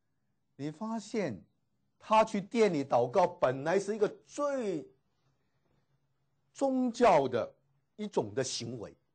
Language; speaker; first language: Chinese; native; Chinese